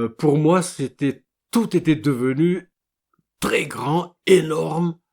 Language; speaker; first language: French; non-native, local second language; Malagasy